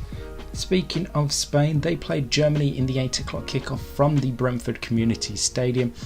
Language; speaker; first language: English; native; English